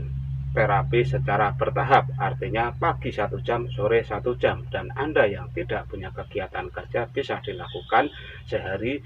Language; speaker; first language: Indonesian; native; Indonesian